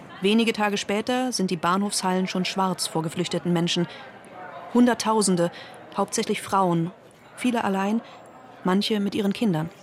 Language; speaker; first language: German; native; German